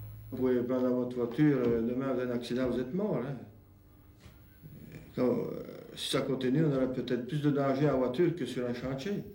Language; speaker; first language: French; native; French